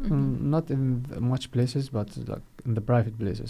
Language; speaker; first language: English; non-native, fluent; Arabic